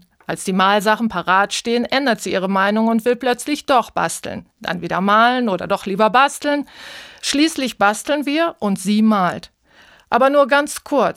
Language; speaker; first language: German; native; German